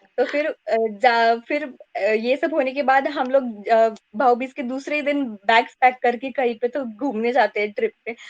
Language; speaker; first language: Hindi; non-native, local second language; Marathi